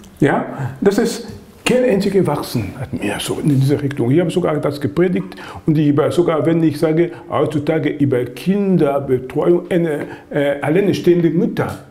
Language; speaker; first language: German; non-native, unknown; Lingala